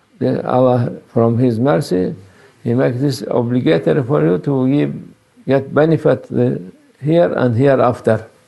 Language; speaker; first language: English; non-native, learner; Turkish